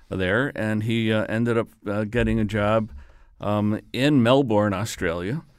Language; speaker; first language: English; early bilingual, other home language; Lithuanian